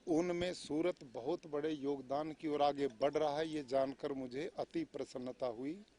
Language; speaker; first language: Hindi; native; Hindi